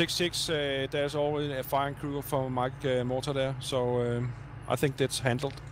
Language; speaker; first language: English; non-native, fluent; Danish